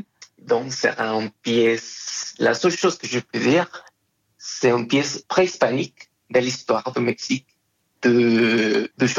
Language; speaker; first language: French; non-native, fluent; Spanish